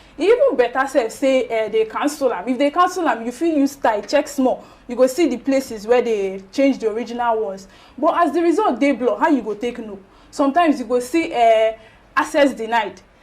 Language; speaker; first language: Nigerian Pidgin; native; Nigerian Pidgin